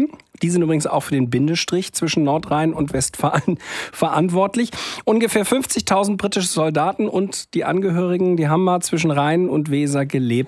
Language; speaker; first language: German; native; German